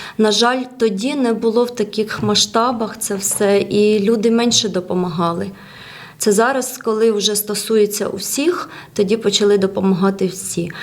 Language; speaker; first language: Ukrainian; non-native, fluent; Georgian